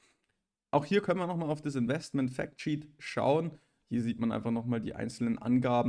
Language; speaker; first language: German; native; German